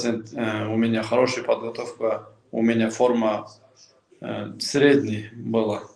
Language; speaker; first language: Russian; non-native, local second language; Kyrgyz